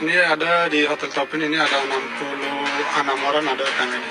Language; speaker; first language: Indonesian; non-native, fluent; Rohingya